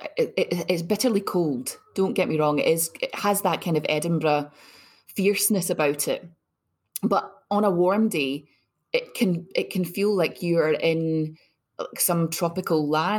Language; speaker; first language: English; native; English